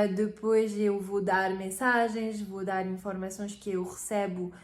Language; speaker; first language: Portuguese; non-native, fluent; French